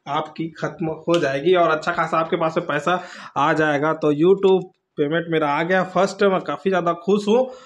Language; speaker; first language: Hindi; native; Hindi